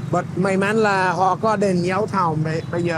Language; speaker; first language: Vietnamese; non-native, fluent; English